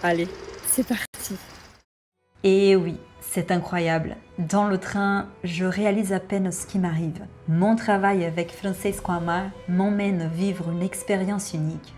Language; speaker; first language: French; non-native, fluent; Portuguese